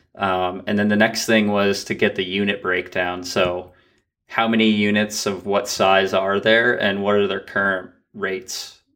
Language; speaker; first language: English; native; English